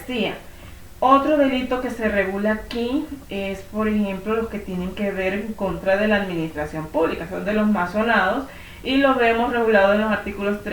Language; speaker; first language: Spanish; native; Spanish